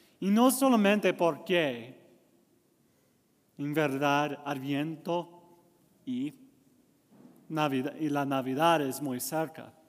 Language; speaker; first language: Spanish; non-native, learner; English